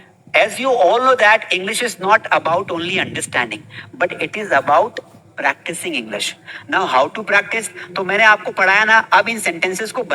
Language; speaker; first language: Hindi; native; Hindi